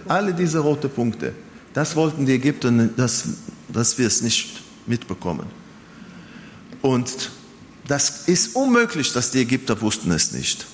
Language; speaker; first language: German; non-native, fluent; Hebrew